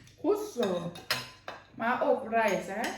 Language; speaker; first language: Dutch; non-native, learner; Thai